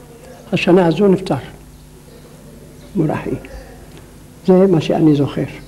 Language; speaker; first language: Hebrew; non-native, local second language; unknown